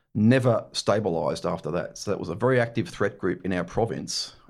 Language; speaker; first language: English; native; English